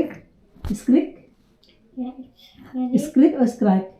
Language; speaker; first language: Dutch; non-native, learner; Iloko